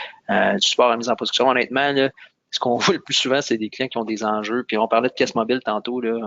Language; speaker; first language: French; native; French